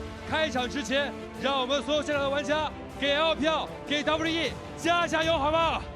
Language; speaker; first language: Chinese; native; Chinese